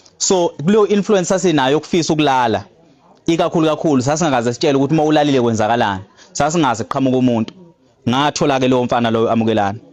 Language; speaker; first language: Zulu; native; Zulu